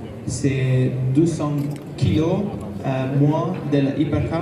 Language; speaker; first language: French; non-native, learner; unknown